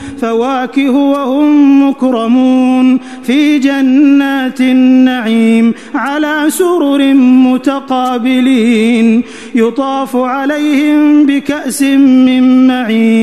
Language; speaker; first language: Arabic; native; Arabic